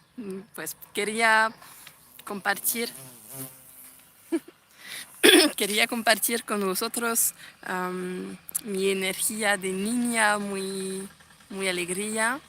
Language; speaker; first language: Spanish; non-native, fluent; French